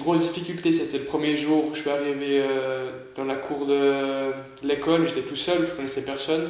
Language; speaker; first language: French; native; French